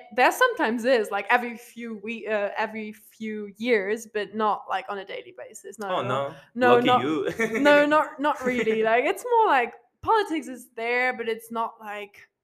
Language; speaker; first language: English; non-native, fluent; Luxembourgish